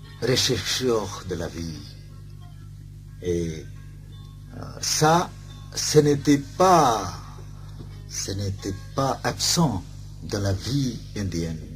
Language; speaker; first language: French; non-native, fluent; Bangla